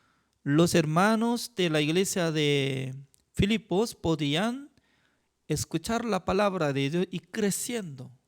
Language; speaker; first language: Spanish; non-native, fluent; Korean